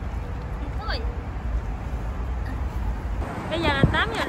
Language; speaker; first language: Vietnamese; native; Vietnamese